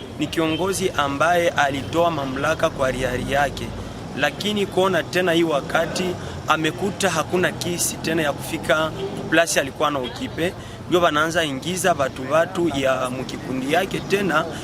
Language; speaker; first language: Swahili; native; Swahili